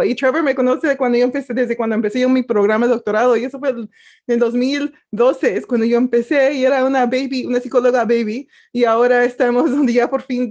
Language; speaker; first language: Spanish; early bilingual, other home language; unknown